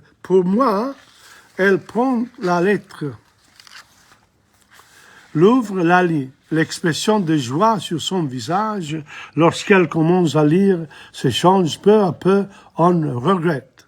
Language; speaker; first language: French; non-native, fluent; English